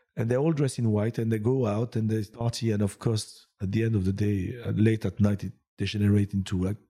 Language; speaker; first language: English; non-native, fluent; French